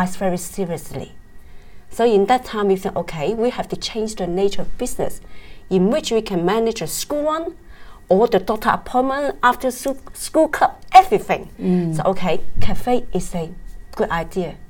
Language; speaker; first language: English; non-native, local second language; Cantonese